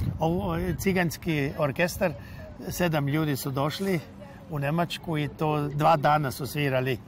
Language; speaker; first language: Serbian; non-native, local second language; Hungarian